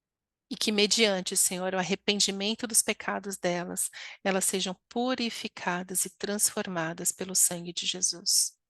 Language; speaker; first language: Portuguese; native; Portuguese